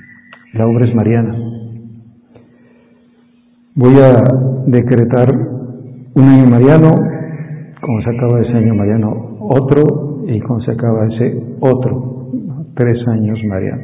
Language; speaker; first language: Spanish; native; Spanish